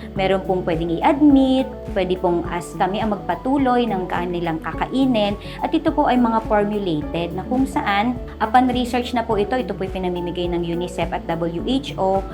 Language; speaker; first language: Filipino; native; Filipino